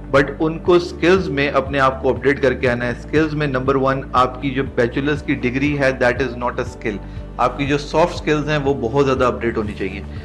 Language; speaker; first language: Urdu; native; Urdu